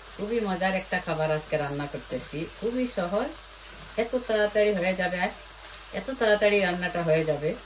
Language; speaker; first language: Bangla; native; Bangla